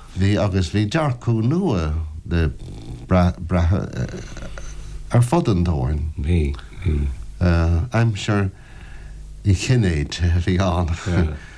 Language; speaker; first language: Irish; non-native, local second language; English